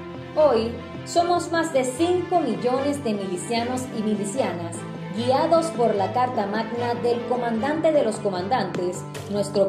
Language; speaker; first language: Spanish; native; Spanish